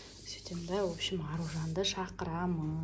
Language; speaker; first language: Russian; non-native, local second language; Kazakh